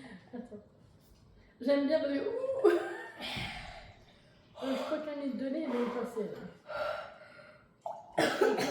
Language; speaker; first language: French; native; French